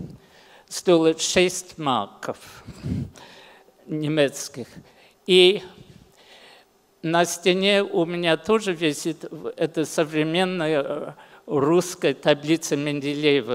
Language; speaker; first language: Russian; early bilingual, heritage; English